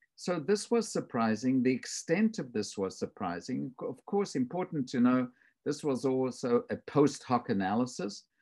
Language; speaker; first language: English; native; English